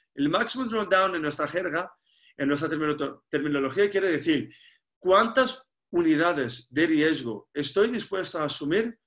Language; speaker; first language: Spanish; non-native, fluent; Greek